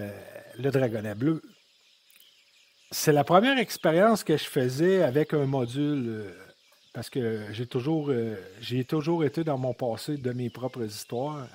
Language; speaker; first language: French; native; French